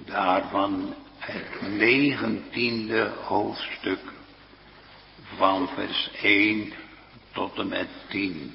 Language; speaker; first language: Dutch; native; Dutch